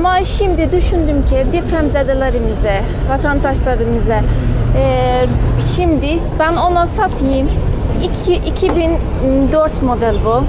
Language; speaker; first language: Turkish; non-native, learner; Persian